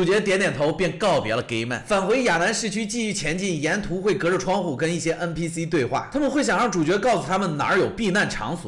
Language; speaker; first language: Chinese; native; Chinese